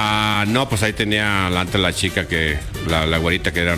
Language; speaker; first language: Spanish; native; Spanish